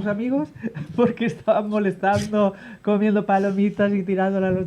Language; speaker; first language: Spanish; native; Spanish